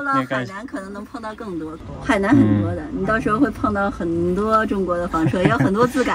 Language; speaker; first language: Chinese; native; Chinese